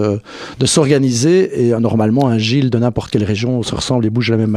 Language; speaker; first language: French; native; French